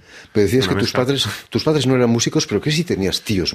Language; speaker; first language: Spanish; native; Spanish